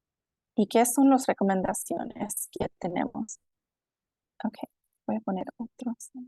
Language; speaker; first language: Spanish; non-native, fluent; English